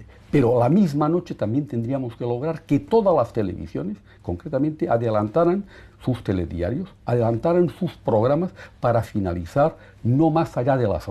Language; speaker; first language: Spanish; native; Spanish